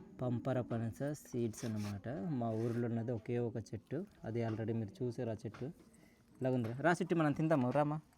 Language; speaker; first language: Telugu; non-native, local second language; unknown